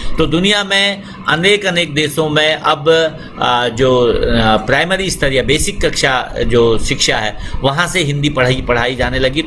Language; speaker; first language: Hindi; native; Hindi